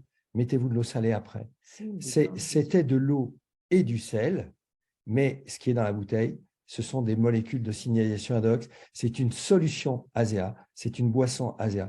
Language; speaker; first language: French; native; French